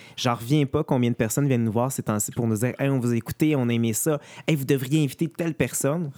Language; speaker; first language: French; native; French